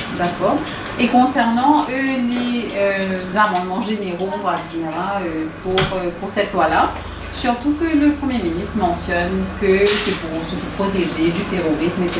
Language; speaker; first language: French; non-native, local second language; Morisyen